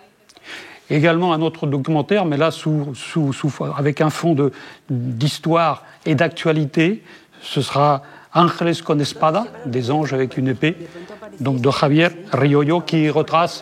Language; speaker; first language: French; native; French